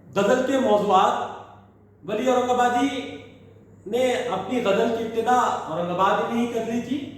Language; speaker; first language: Urdu; native; Urdu